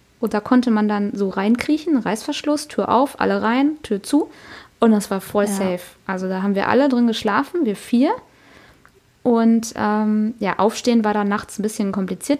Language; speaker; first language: German; native; German